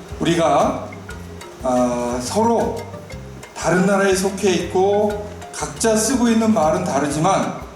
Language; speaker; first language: Korean; non-native, learner; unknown